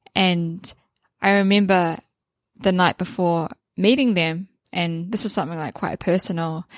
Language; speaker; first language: English; native; English